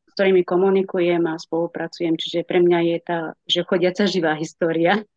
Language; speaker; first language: Slovak; non-native, local second language; Romany